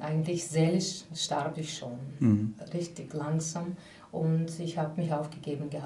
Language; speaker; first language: German; non-native, fluent; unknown